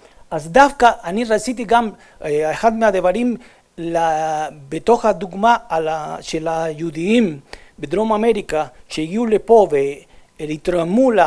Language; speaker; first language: Hebrew; non-native, fluent; Spanish